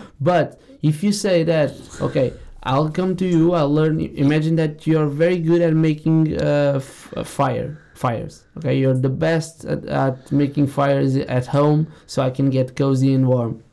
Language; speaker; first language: English; non-native, fluent; Portuguese